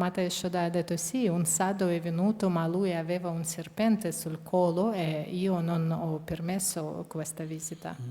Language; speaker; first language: Italian; non-native, fluent; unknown